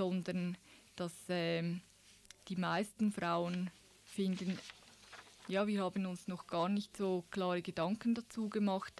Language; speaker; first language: German; native; German